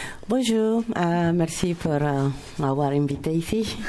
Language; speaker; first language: French; non-native, fluent; Spanish